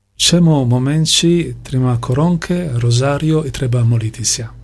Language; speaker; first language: Ukrainian; non-native, learner; Italian